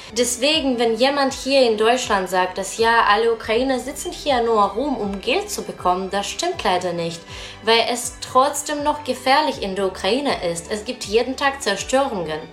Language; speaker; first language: German; non-native, fluent; Ukrainian